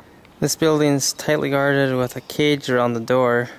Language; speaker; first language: English; native; English